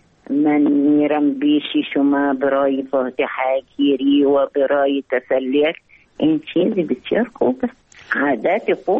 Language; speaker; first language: Persian; non-native, fluent; Arabic